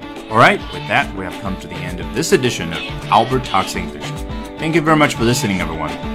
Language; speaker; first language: English; non-native, fluent; Chinese